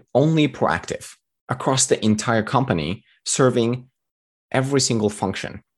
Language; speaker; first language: English; early bilingual, other home language; Tajik